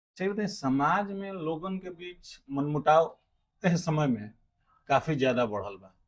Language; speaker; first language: Bhojpuri; native; Bhojpuri